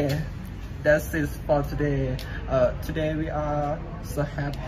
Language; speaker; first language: English; non-native, learner; Thai